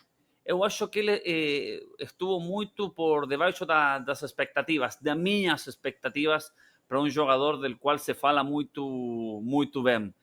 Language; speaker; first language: Portuguese; non-native, learner; Spanish